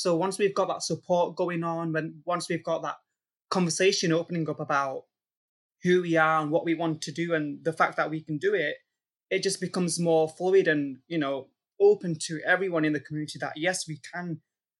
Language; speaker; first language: English; native; English